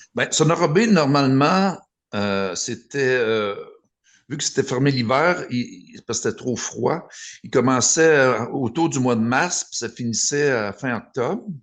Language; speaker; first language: French; native; French